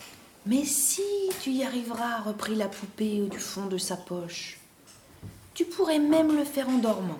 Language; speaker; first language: French; native; French